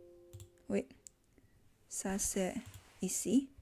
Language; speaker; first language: French; non-native, learner; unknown